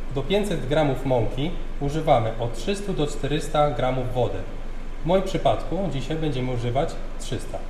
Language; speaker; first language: Polish; early bilingual, heritage; Italian